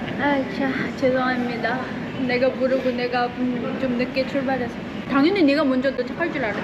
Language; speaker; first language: Korean; non-native, fluent; Indonesian